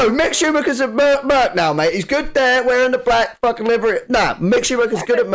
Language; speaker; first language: English; native; English